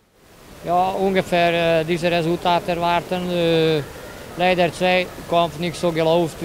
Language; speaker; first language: German; non-native, learner; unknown